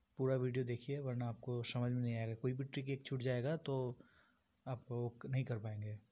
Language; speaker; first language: Hindi; non-native, local second language; Bangla